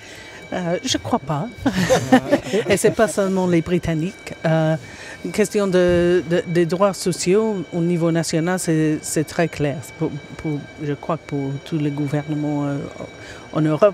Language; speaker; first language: French; non-native, fluent; English